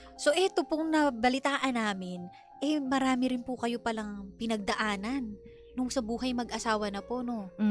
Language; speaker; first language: Filipino; native; Filipino